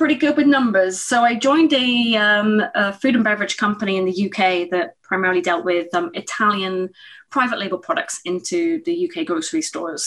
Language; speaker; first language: English; native; English